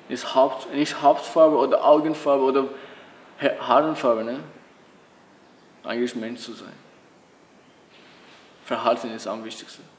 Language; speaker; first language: German; non-native, learner; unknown